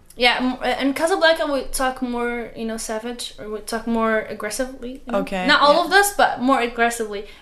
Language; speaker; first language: English; non-native, learner; Arabic